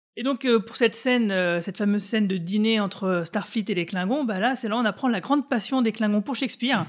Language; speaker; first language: French; native; French